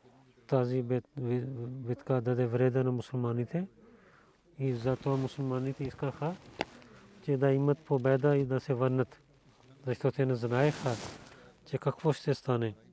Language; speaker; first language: Bulgarian; non-native, learner; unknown